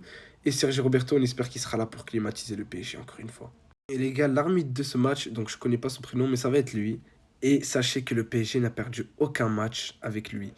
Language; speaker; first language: French; native; French